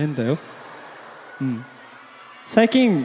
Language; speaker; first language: Japanese; non-native, learner; Korean